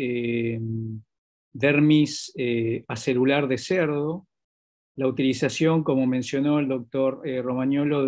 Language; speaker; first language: Spanish; native; Spanish